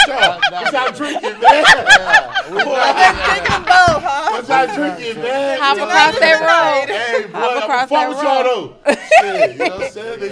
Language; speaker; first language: English; native; English